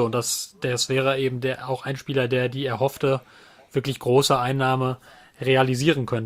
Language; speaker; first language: German; native; German